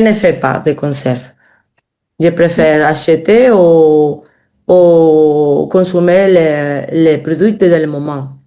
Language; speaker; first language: French; non-native, learner; Spanish